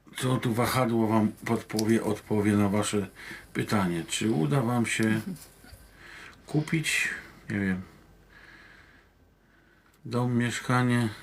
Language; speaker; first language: Polish; native; Polish